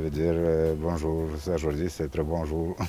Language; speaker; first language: French; non-native, learner; Lithuanian